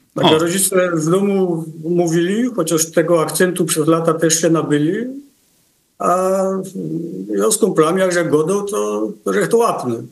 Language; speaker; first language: Polish; native; Polish